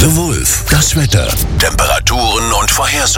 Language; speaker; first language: German; native; German